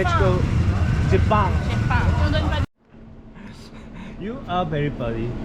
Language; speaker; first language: English; non-native, learner; Korean